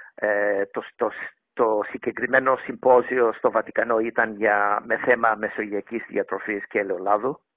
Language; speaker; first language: Greek; early bilingual, heritage; Greek